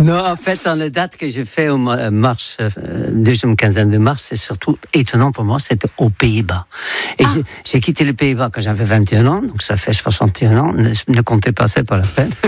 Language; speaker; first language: French; non-native, fluent; Dutch